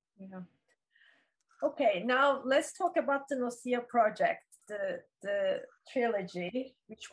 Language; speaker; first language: English; non-native, fluent; Turkish